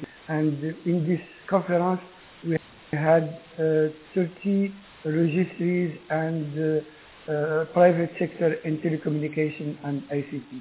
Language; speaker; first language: English; non-native, learner; Arabic